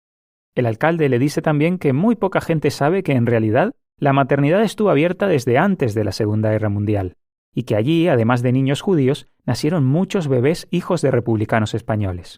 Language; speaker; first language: Spanish; native; Spanish